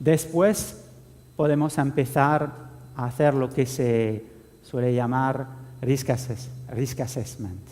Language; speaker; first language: Spanish; non-native, fluent; French